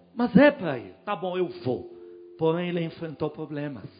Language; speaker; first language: Portuguese; non-native, fluent; Arabic